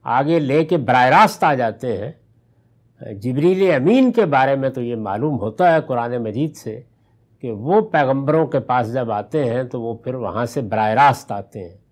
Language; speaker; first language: Urdu; non-native, local second language; Punjabi